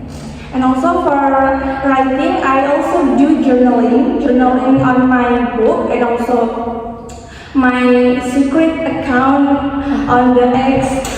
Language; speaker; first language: English; non-native, fluent; Indonesian